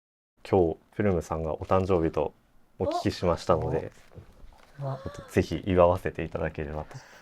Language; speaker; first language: Japanese; native; Japanese